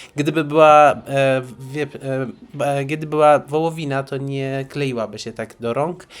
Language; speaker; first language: Polish; non-native, fluent; Persian